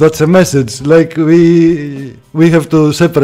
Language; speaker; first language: English; non-native, learner; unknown